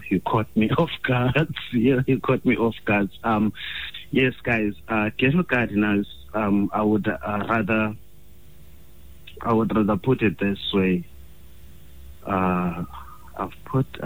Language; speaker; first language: English; non-native, local second language; Xhosa